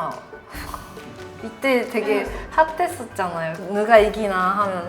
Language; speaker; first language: Korean; non-native, fluent; Japanese